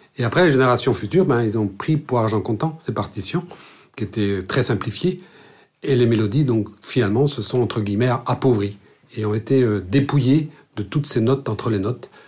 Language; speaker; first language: French; non-native, local second language; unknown